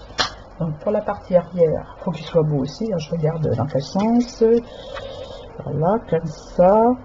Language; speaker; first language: French; native; French